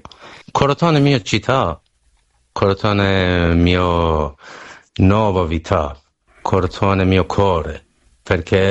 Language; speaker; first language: Italian; non-native, learner; Persian